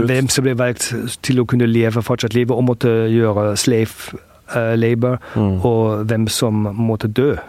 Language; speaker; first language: Norwegian; early bilingual, heritage; German